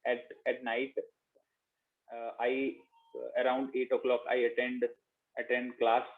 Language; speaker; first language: English; non-native, learner; Hindi